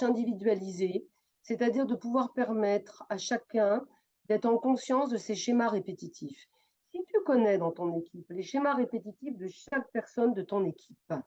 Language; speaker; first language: French; native; French